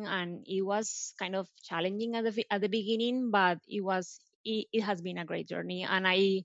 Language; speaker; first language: English; non-native, fluent; Spanish